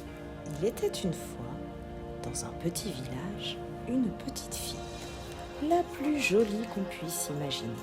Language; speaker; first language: French; native; French